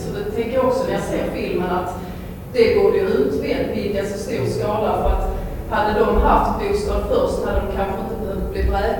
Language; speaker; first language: Swedish; native; Swedish